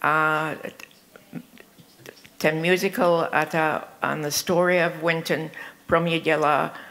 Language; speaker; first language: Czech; early bilingual, heritage; Czech